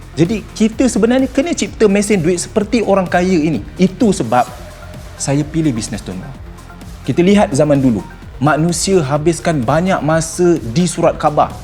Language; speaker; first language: Malay; native; Malay